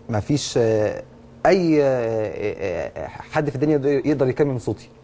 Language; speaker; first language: Egyptian Arabic; native; Egyptian Arabic